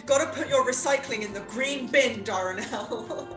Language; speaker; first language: English; native; English